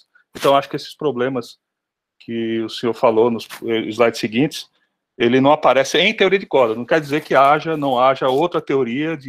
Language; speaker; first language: Portuguese; native; Portuguese